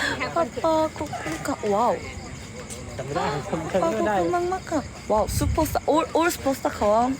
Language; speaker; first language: Thai; non-native, learner; Korean